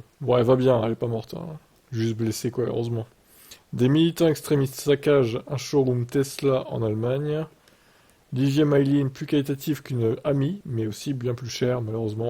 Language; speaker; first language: French; native; French